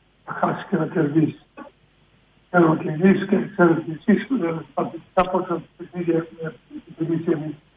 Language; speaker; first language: Greek; non-native, fluent; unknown